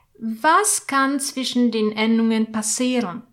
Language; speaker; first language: German; non-native, fluent; Polish